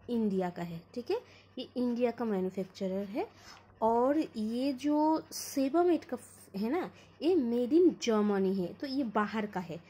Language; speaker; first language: Hindi; non-native, local second language; Bangla